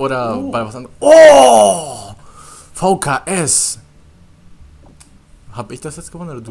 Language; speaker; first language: German; native; German